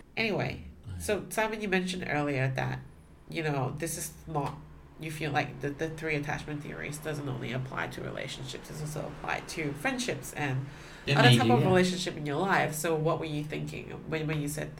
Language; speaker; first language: English; non-native, local second language; Chinese